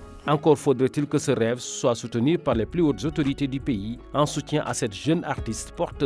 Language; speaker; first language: French; native; French